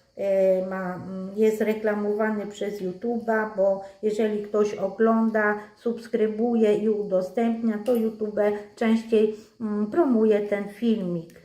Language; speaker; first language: Polish; native; Polish